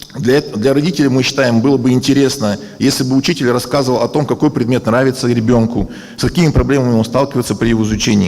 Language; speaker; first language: Russian; native; Russian